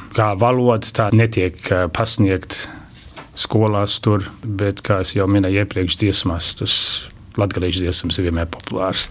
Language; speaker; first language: Latvian; early bilingual, heritage; Latvian